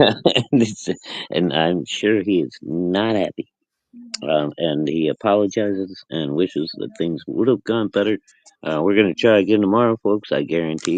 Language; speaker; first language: English; native; English